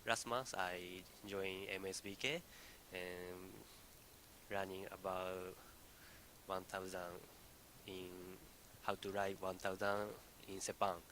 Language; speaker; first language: English; non-native, learner; Indonesian